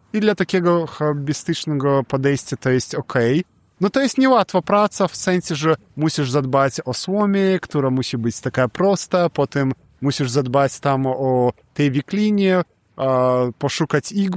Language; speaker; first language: Polish; non-native, fluent; Belarusian